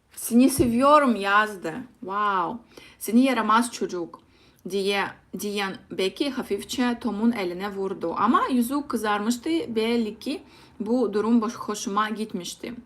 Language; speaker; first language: Turkish; non-native, learner; Russian